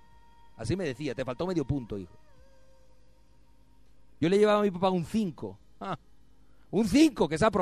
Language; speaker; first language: Spanish; native; Spanish